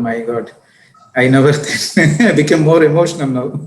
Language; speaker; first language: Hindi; non-native, local second language; Tamil